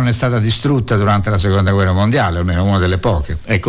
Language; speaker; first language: Italian; native; Italian